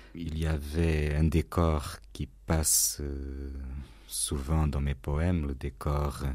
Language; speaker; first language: French; non-native, fluent; Portuguese